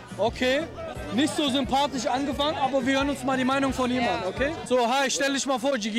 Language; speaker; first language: German; native; German